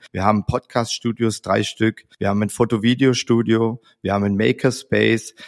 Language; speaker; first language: German; native; German